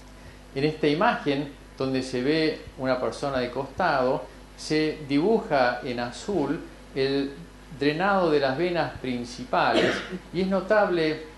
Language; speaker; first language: Spanish; native; Spanish